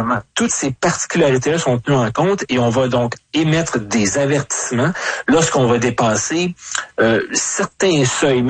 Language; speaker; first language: French; native; French